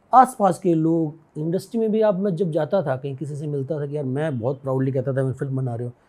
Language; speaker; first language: Hindi; native; Hindi